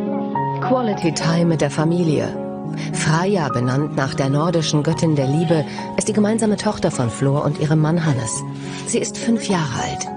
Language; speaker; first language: German; native; German